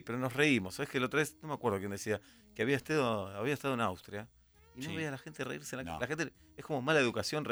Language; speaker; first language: Spanish; native; Spanish